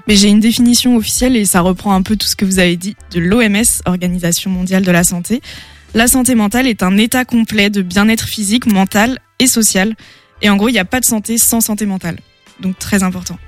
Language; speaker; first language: French; native; French